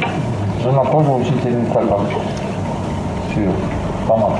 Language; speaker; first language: Russian; non-native, fluent; Armenian